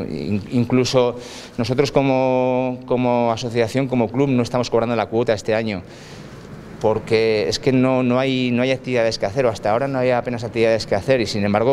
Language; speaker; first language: Spanish; native; Spanish